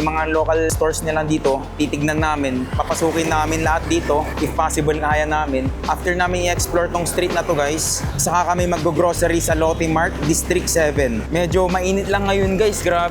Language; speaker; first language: Filipino; native; Filipino